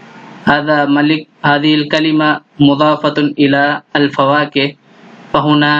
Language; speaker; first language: Arabic; non-native, fluent; Urdu